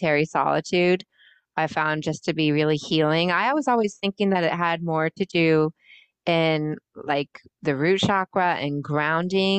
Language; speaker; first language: English; native; English